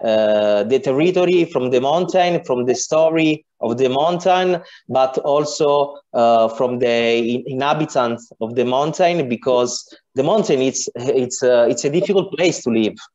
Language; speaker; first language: English; non-native, learner; Italian